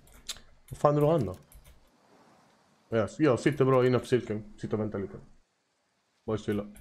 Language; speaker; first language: Swedish; native; Swedish